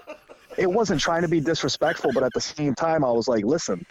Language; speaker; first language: English; native; English